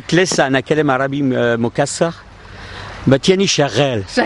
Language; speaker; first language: Arabic; non-native, learner; French